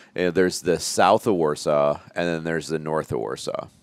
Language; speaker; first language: English; native; English